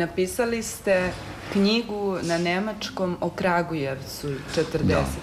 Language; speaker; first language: Serbian; native; Serbian